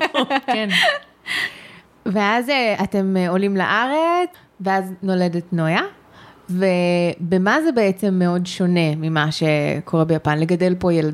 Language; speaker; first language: Hebrew; native; Hebrew